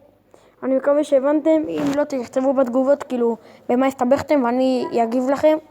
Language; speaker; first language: Hebrew; native; Hebrew